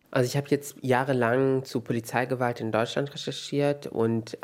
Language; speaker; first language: German; native; German